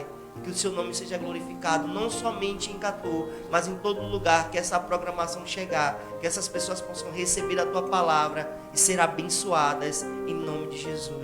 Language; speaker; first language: Portuguese; native; Portuguese